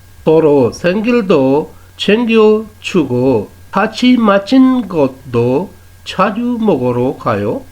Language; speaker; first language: Korean; non-native, fluent; Urdu